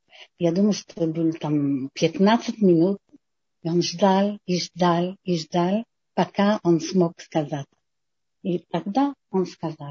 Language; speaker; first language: Russian; non-native, fluent; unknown